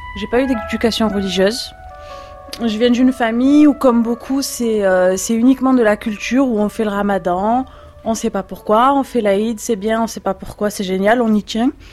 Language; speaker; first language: French; native; French